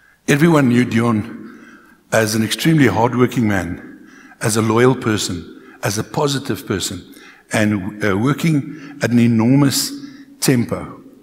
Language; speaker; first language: English; non-native, local second language; Afrikaans